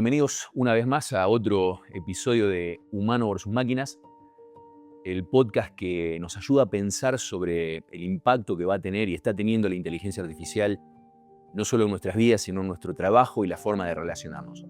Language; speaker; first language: Spanish; native; Spanish